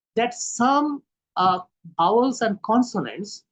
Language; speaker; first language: English; non-native, local second language; Hindi